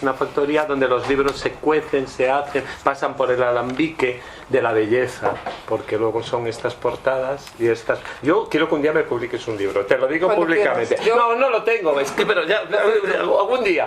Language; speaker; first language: Spanish; native; Spanish